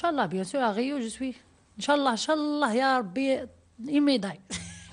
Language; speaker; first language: French; non-native, learner; Arabic